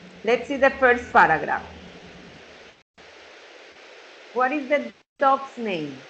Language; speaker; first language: English; non-native, fluent; Spanish